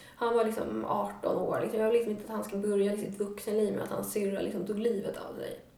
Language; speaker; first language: Swedish; native; Swedish